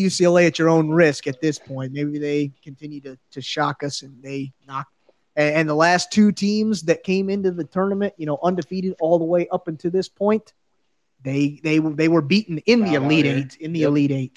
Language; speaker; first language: English; native; English